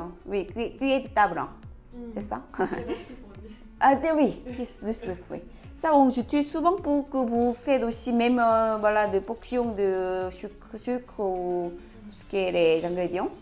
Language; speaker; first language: French; non-native, learner; Korean